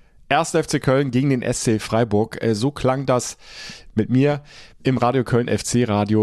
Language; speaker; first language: German; native; German